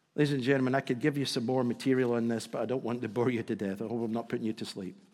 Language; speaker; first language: English; native; English